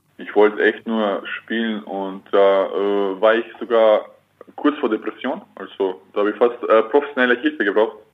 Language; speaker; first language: German; early bilingual, other home language; Bosnian